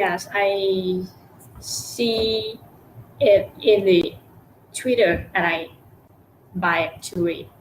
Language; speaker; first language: English; non-native, learner; Thai